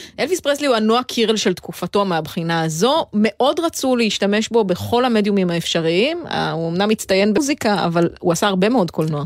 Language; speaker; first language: Hebrew; native; Hebrew